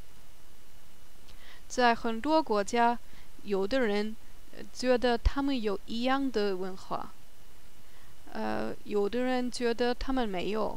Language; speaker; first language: Chinese; non-native, learner; German